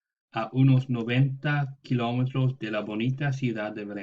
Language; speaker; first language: Spanish; non-native, fluent; English